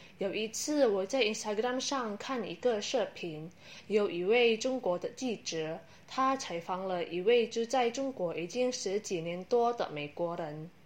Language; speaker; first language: Chinese; non-native, learner; Indonesian